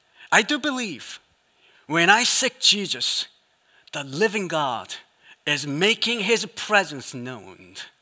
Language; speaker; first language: English; non-native, fluent; Korean